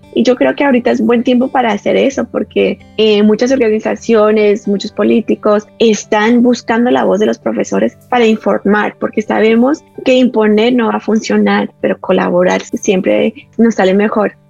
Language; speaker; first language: Spanish; native; Spanish